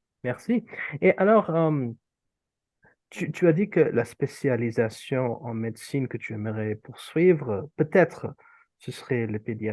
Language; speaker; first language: French; non-native, fluent; Urdu